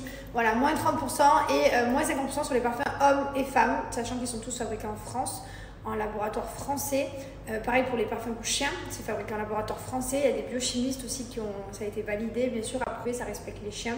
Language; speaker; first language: French; native; French